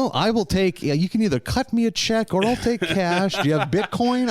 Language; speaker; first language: English; native; English